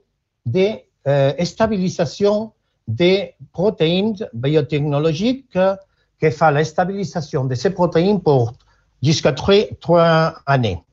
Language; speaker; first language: French; non-native, learner; Spanish